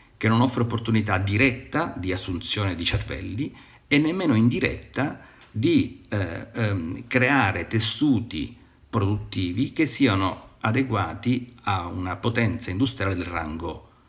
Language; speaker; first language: Italian; native; Italian